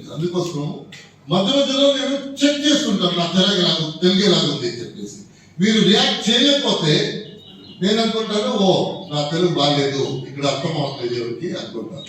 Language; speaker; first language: Telugu; non-native, fluent; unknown